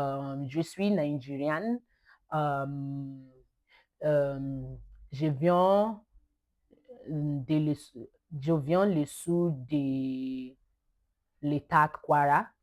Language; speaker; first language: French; non-native, learner; Yoruba